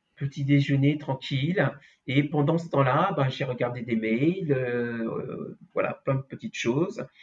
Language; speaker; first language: French; native; French